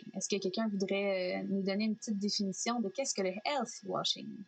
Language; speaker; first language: French; native; French